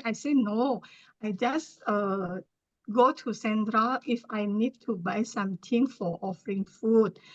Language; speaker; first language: English; non-native, learner; Thai